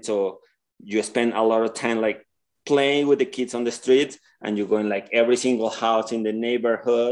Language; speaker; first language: English; non-native, learner; Spanish